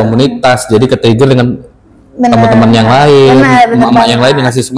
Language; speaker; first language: Indonesian; native; Indonesian